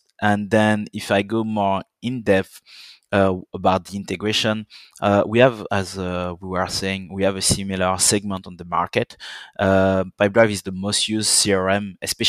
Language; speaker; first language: English; non-native, fluent; French